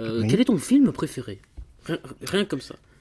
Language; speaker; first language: French; native; French